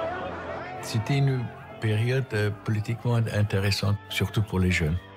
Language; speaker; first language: French; non-native, fluent; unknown